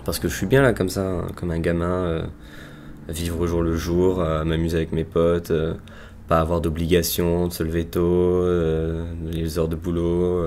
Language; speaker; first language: French; native; French